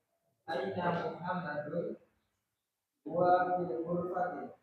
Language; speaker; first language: Arabic; non-native, learner; Indonesian